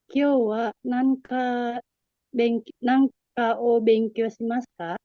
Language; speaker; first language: Japanese; non-native, learner; Indonesian